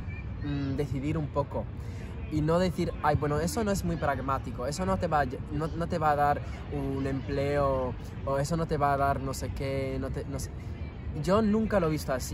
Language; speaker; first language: Spanish; non-native, fluent; French